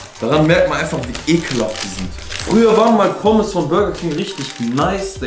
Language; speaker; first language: German; native; German